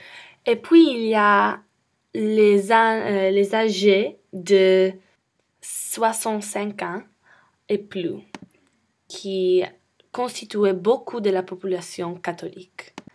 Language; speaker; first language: French; non-native, learner; English